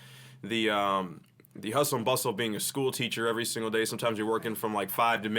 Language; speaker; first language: English; native; English